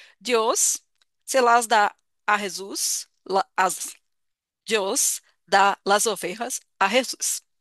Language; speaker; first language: Spanish; non-native, fluent; Portuguese